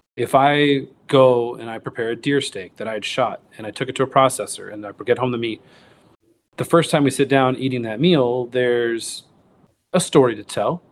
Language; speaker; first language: English; native; English